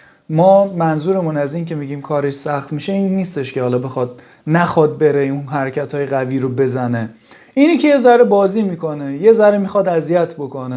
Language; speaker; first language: Persian; native; Persian